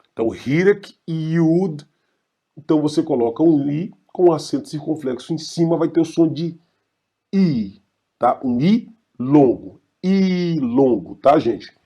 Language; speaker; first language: Portuguese; native; Portuguese